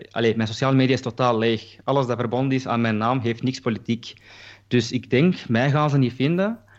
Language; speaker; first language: Dutch; early bilingual, other home language; Turkish